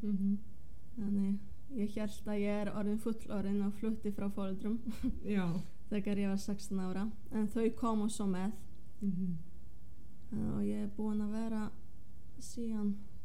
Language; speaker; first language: Icelandic; non-native, fluent; Polish